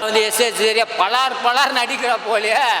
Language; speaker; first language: Tamil; native; Tamil